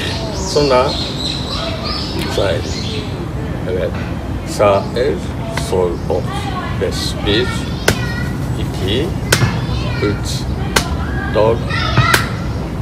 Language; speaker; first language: Turkish; non-native, learner; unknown